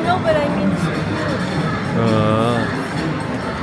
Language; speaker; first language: English; non-native, learner; Spanish